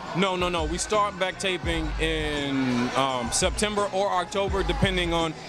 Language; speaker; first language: English; native; English